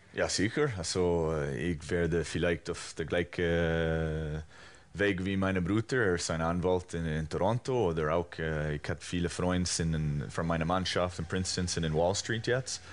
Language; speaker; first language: German; non-native, fluent; English